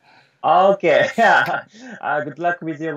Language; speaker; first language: English; non-native, learner; Japanese